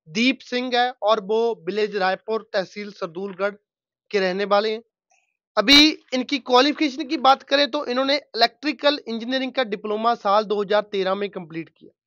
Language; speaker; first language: Hindi; non-native, local second language; Punjabi